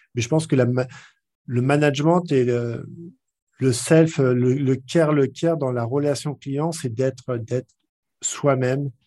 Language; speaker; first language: French; native; French